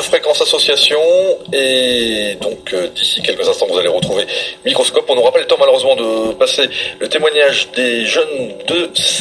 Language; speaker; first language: French; native; French